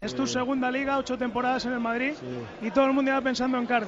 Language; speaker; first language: Spanish; native; Spanish